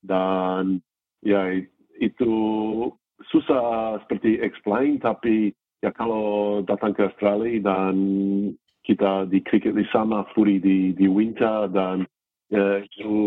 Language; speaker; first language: Indonesian; non-native, fluent; English